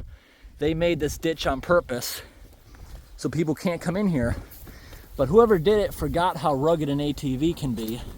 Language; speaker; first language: English; native; English